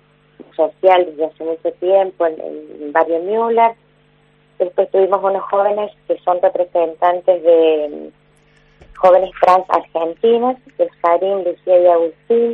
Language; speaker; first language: Spanish; native; Spanish